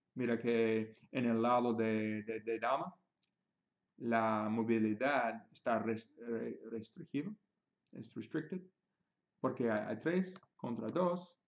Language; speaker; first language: Spanish; non-native, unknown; English